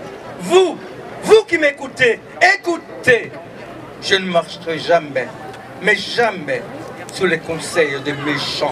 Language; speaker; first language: French; native; French